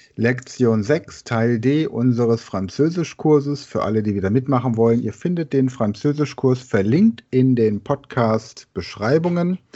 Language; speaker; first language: German; native; German